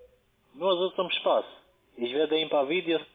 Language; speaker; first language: German; native; German